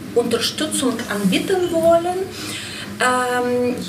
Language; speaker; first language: German; non-native, fluent; Ukrainian